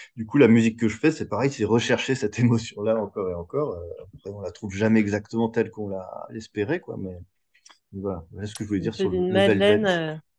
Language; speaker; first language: French; native; French